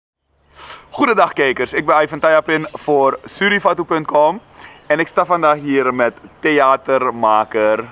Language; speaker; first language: Dutch; native; Dutch